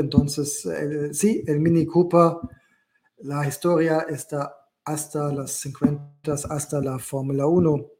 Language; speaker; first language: Spanish; non-native, learner; German